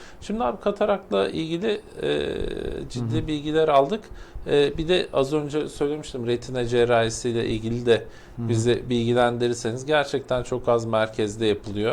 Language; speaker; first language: Turkish; native; Turkish